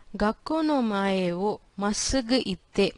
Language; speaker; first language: Japanese; non-native, fluent; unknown